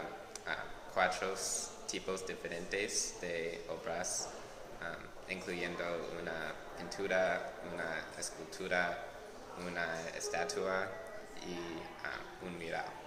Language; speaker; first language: Spanish; non-native, learner; English